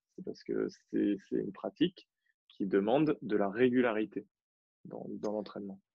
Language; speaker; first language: French; native; French